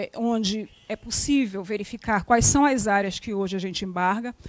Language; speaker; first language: Portuguese; native; Portuguese